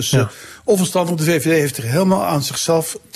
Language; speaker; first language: Dutch; native; Dutch